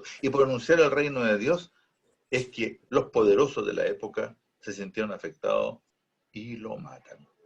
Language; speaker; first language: Spanish; native; Spanish